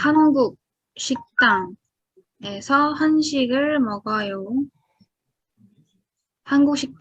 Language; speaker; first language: Korean; non-native, fluent; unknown